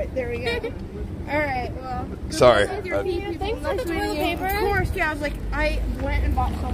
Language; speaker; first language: English; native; English